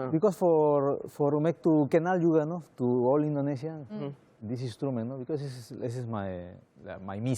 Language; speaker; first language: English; non-native, learner; Spanish